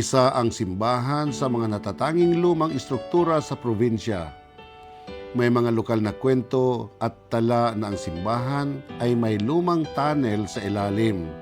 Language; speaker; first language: Filipino; non-native, local second language; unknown